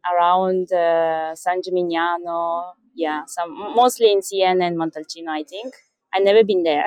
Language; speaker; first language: English; non-native, fluent; Russian